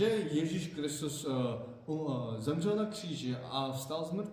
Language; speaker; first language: Czech; non-native, fluent; Korean